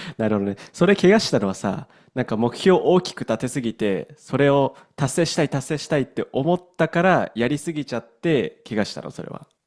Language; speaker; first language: Japanese; native; Japanese